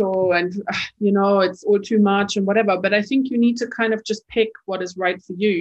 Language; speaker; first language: English; non-native, fluent; German